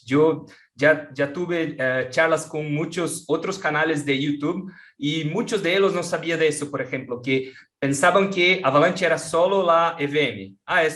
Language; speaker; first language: Spanish; non-native, fluent; Portuguese